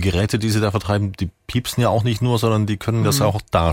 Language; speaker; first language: German; native; German